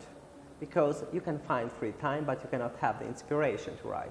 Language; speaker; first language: English; non-native, fluent; Albanian